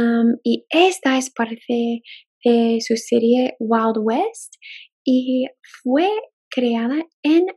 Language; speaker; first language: Spanish; non-native, fluent; English